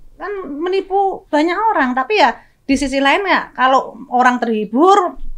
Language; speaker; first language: Indonesian; native; Indonesian